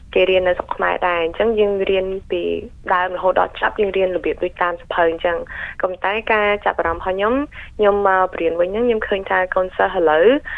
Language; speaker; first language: Khmer; early bilingual, heritage; Khmer